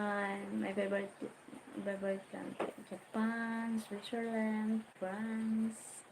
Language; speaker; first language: English; non-native, learner; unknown